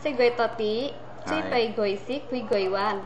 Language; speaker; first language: Cantonese; non-native, learner; Indonesian